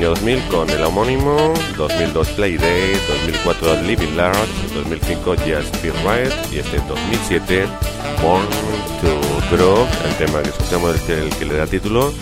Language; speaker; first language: Spanish; native; Spanish